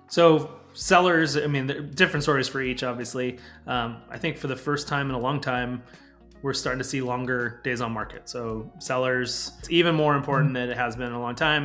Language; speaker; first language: English; native; English